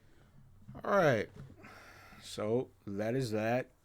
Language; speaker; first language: English; native; English